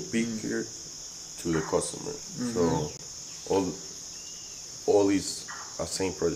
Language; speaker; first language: English; non-native, fluent; Spanish